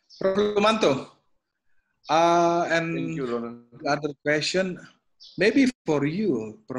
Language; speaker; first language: English; non-native, learner; Indonesian